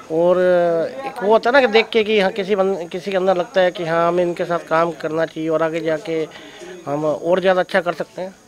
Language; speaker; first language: Hindi; native; Hindi